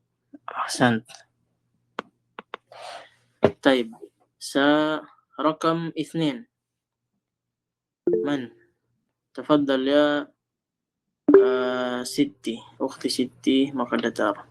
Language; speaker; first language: Arabic; non-native, fluent; Filipino